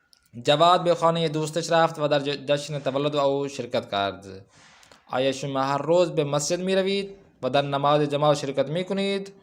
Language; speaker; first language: Persian; non-native, fluent; Urdu